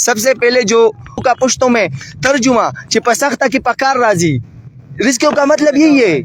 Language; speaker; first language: Urdu; native; Urdu